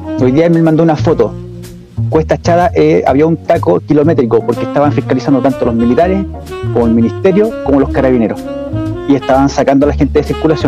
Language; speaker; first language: Spanish; native; Spanish